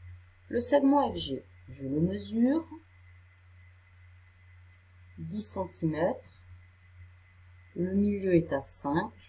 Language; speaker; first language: French; native; French